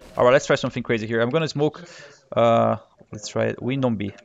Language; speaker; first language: English; non-native, fluent; Portuguese